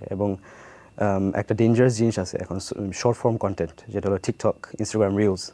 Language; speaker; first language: Bangla; early bilingual, heritage; Bangla